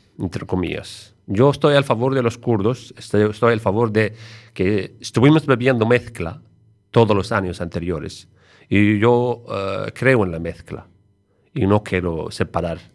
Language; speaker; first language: Spanish; non-native, fluent; Arabic